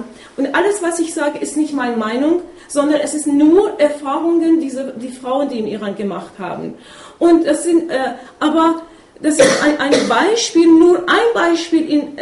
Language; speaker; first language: German; non-native, fluent; Persian